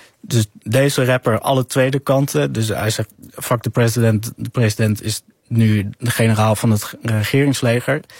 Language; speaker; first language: Dutch; early bilingual, other home language; Arabic